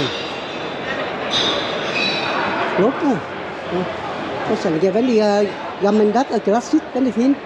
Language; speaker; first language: Norwegian; non-native, learner; Vietnamese